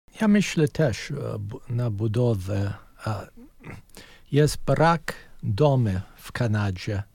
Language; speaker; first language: Polish; early bilingual, heritage; Polish